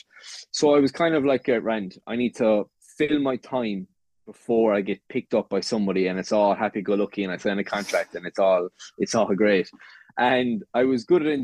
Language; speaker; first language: English; native; English